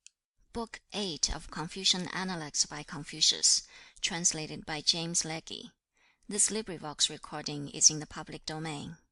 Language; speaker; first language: English; non-native, fluent; Chinese